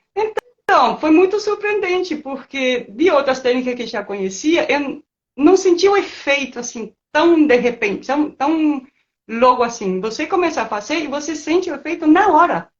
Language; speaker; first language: Portuguese; non-native, fluent; Spanish